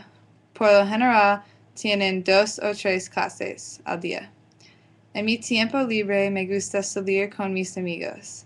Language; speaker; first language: Spanish; non-native, learner; English